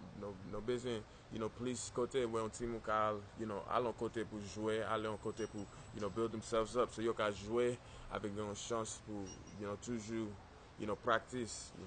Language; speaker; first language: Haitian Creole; early bilingual, heritage; English